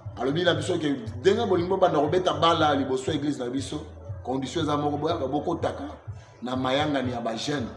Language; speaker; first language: Lingala; non-native, local second language; Luba-Lulua